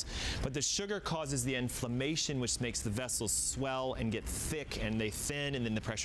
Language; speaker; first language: English; native; English